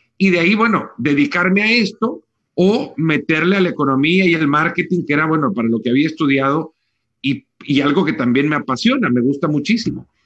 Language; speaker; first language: Spanish; native; Spanish